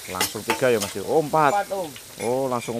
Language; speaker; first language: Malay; non-native, local second language; Javanese